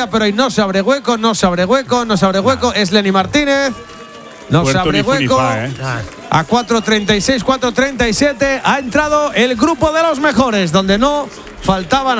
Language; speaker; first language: Spanish; native; Spanish